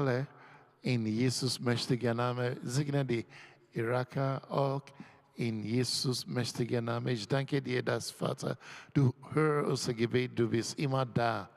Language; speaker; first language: German; non-native, learner; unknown